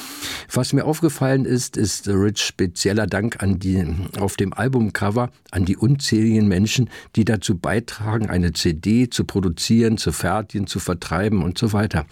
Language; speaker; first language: German; native; German